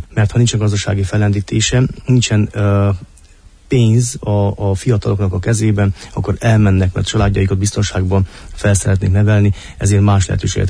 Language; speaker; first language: Hungarian; native; Hungarian